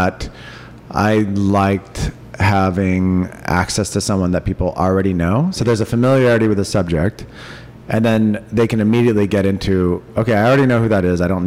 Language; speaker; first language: English; native; English